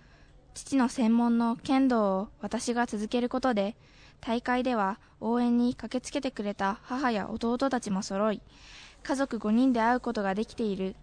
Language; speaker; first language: Japanese; native; Japanese